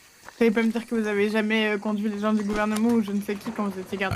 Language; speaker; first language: French; native; French